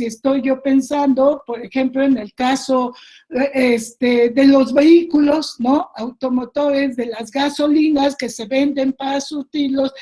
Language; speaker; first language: Spanish; native; Spanish